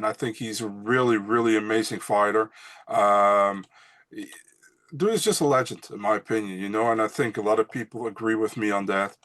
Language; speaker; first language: English; non-native, fluent; Dutch